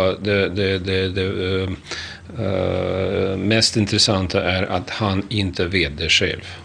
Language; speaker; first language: Swedish; non-native, fluent; Russian